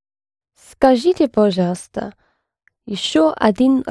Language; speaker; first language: Russian; non-native, learner; English